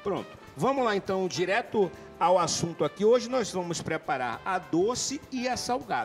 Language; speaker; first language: Portuguese; native; Portuguese